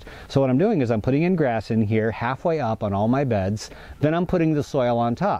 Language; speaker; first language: English; native; English